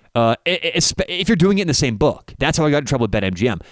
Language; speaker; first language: English; native; English